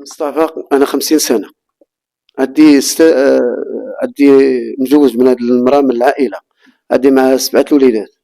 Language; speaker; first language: Arabic; native; Arabic